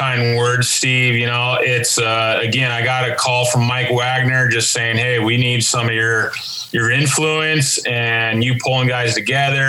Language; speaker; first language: English; native; English